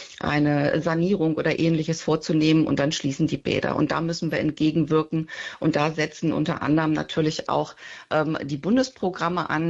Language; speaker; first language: German; native; German